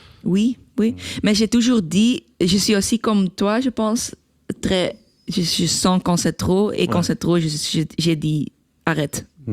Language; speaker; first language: French; non-native, local second language; Dutch